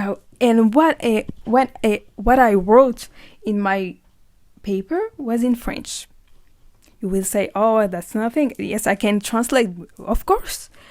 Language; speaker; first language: English; non-native, learner; French